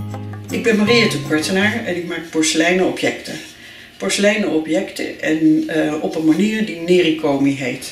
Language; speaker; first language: Dutch; native; Dutch